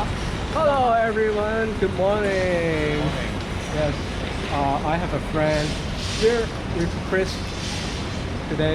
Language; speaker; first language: English; non-native, learner; Cantonese